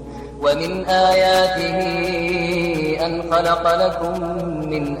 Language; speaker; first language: Arabic; native; Arabic